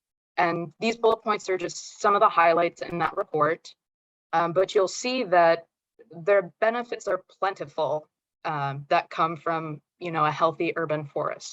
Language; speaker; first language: English; native; English